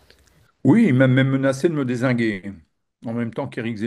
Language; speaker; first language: French; native; French